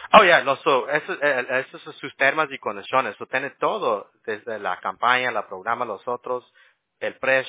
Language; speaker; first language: Spanish; early bilingual, heritage; English